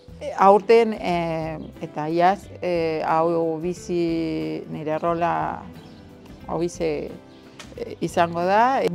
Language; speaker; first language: Basque; non-native, learner; Spanish